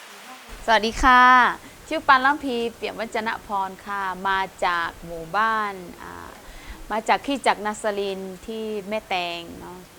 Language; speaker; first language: Thai; non-native, local second language; Lahu